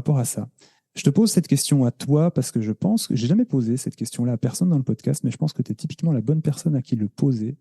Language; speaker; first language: French; native; French